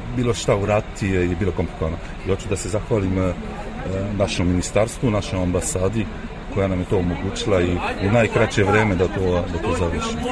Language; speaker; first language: Serbian; early bilingual, heritage; French